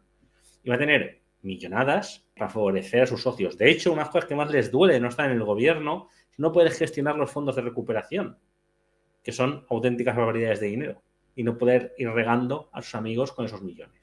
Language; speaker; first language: Spanish; native; Spanish